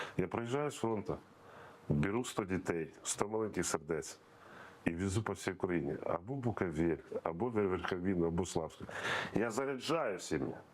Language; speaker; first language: Ukrainian; non-native, local second language; Russian